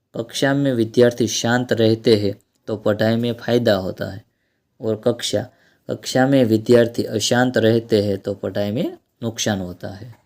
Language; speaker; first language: Hindi; non-native, local second language; Gujarati